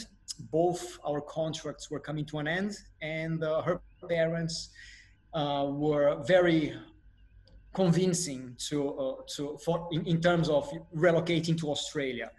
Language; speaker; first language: English; non-native, fluent; Portuguese